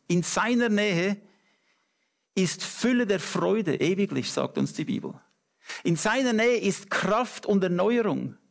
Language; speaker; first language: German; non-native, fluent; English